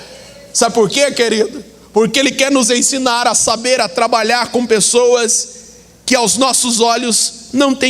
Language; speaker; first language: Portuguese; native; Portuguese